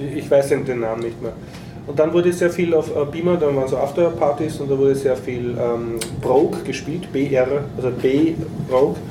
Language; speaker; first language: German; native; German